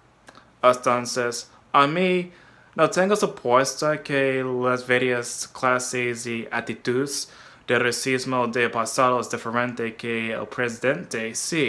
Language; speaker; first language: Spanish; non-native, fluent; English